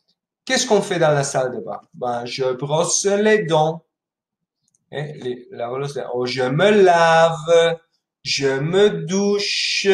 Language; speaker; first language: French; non-native, fluent; Spanish